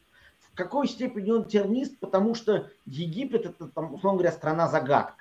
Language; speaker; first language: Russian; native; Russian